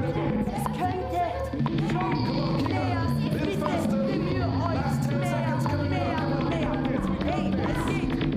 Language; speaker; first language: German; non-native, learner; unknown